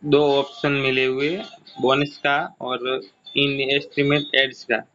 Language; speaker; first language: Hindi; non-native, local second language; Gujarati